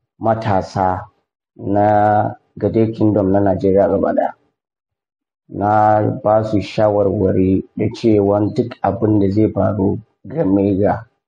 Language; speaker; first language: Hausa; non-native, local second language; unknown